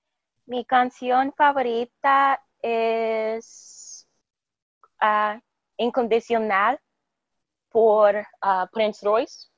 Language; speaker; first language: Spanish; non-native, learner; English